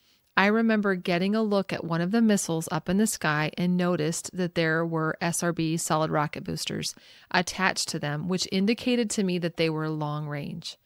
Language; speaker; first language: English; native; English